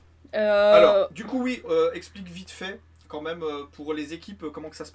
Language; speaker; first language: French; native; French